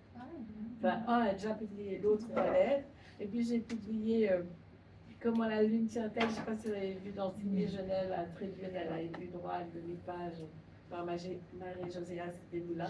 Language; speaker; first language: French; native; French